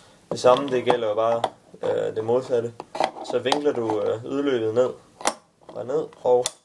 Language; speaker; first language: Danish; native; Danish